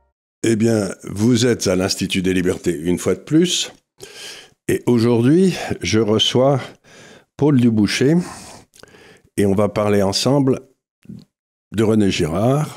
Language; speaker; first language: French; native; French